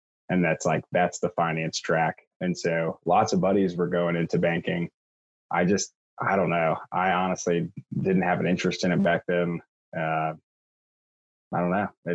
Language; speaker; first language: English; native; English